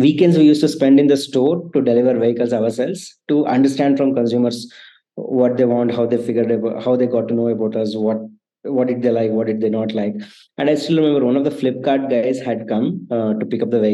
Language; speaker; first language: English; non-native, local second language; Kannada